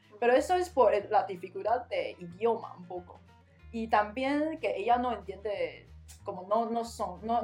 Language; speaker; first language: Spanish; non-native, learner; Chinese